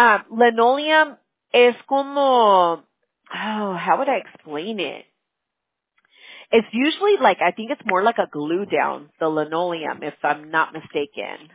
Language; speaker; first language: English; early bilingual, other home language; Spanish